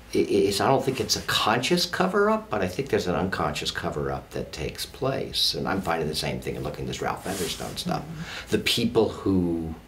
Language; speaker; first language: English; native; English